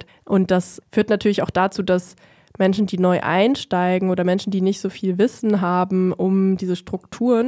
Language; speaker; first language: German; native; German